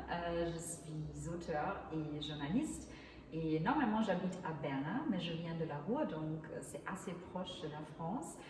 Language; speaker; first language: French; non-native, fluent; German